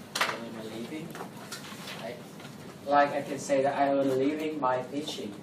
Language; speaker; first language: English; non-native, fluent; Vietnamese